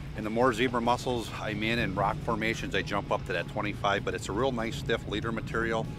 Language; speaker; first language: English; native; English